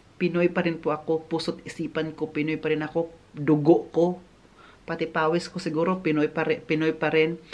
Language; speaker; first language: Filipino; non-native, local second language; Cebuano